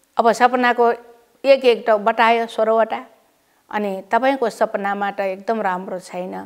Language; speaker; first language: Nepali; non-native, local second language; Newari